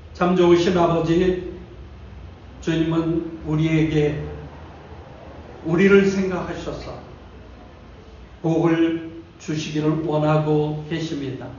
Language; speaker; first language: Korean; native; Korean